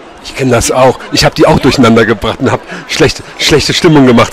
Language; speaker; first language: German; native; German